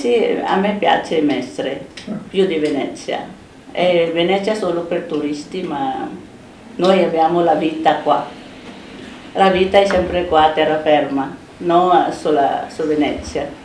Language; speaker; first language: Italian; non-native, fluent; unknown